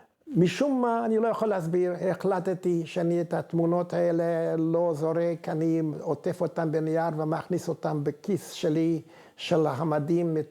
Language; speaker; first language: Hebrew; non-native, fluent; Hungarian